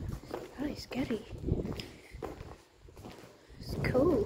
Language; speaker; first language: English; non-native, learner; Indonesian